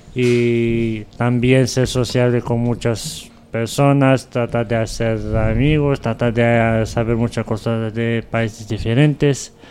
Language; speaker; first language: Spanish; non-native, fluent; Arabic